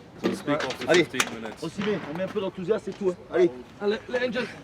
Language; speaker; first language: French; native; French